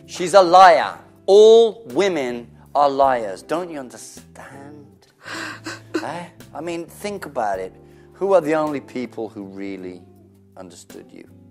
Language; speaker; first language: English; native; English